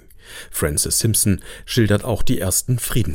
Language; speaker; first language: German; native; German